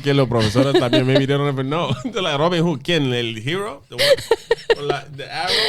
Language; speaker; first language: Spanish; early bilingual, other home language; English